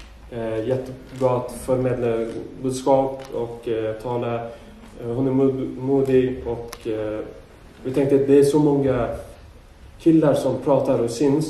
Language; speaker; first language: Swedish; non-native, fluent; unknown